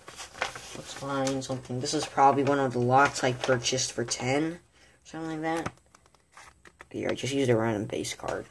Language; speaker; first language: English; native; English